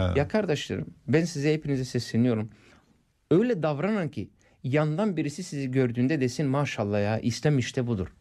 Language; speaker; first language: Turkish; non-native, fluent; English